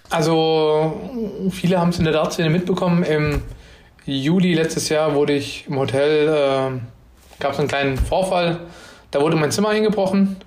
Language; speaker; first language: German; early bilingual, other home language; Turkish